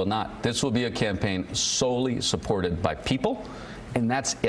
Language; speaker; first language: English; native; English